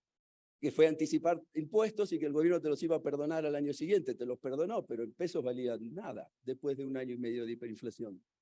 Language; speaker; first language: Spanish; native; Spanish